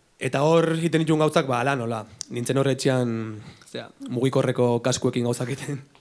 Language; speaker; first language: Basque; native; Basque